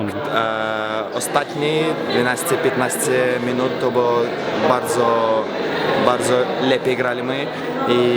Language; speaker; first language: Polish; non-native, learner; Belarusian